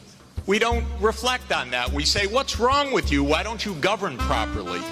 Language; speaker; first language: English; native; English